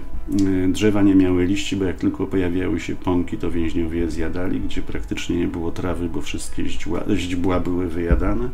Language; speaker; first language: Polish; native; Polish